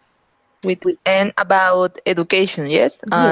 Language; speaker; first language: English; non-native, learner; Spanish